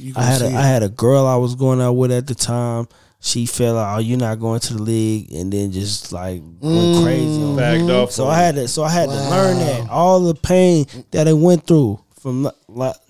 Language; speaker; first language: English; native; English